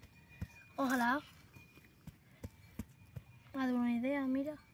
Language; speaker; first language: Spanish; native; Spanish